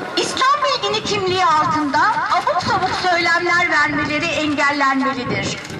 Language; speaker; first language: Turkish; native; Turkish